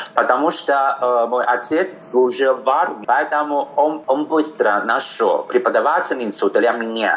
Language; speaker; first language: Russian; non-native, fluent; Chinese